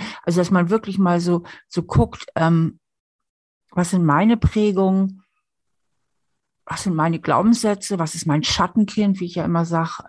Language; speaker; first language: German; native; German